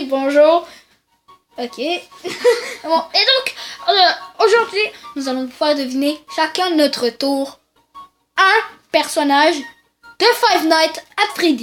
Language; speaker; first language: French; native; French